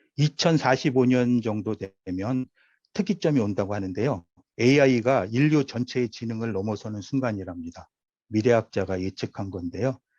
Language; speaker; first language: Korean; native; Korean